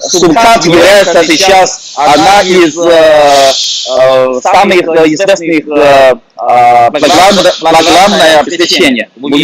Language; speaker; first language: Russian; non-native, fluent; Chinese